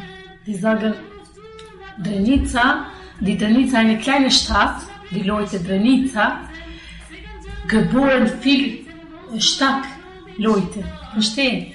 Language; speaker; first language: German; non-native, learner; Albanian